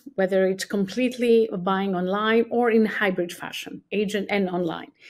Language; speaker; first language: English; non-native, fluent; Greek